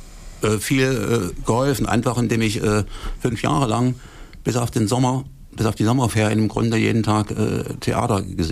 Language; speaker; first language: German; native; German